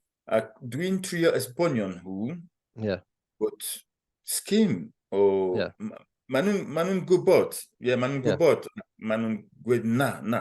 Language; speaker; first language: Welsh; non-native, fluent; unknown